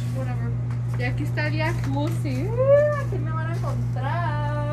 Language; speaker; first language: Spanish; early bilingual, heritage; Spanish